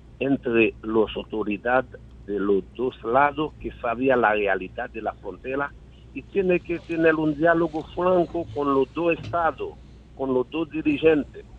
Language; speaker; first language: Spanish; non-native, learner; Haitian Creole